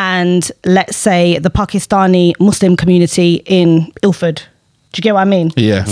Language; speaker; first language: English; native; English